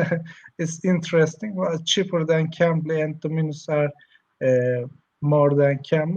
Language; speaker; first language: English; non-native, learner; Turkish